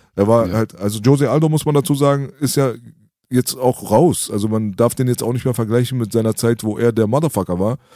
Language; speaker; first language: German; early bilingual, other home language; Persian